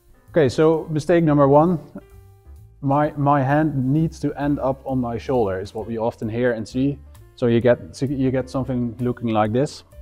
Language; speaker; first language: English; non-native, fluent; Dutch